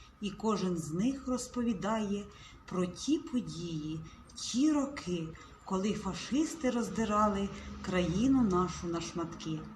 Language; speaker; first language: Ukrainian; native; Ukrainian